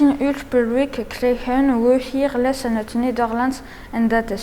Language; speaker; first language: Dutch; non-native, local second language; French